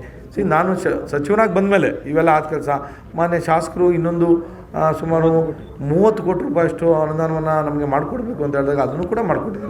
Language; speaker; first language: Kannada; native; Kannada